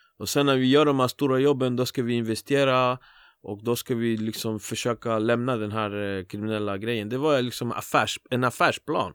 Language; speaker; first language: Swedish; early bilingual, other home language; Spanish